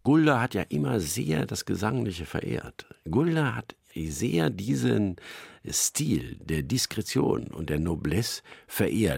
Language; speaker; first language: German; native; German